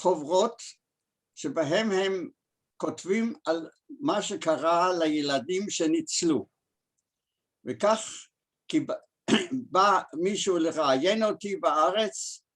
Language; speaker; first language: Hebrew; early bilingual, other home language; German